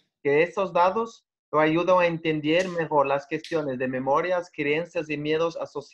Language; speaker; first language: Spanish; non-native, learner; Portuguese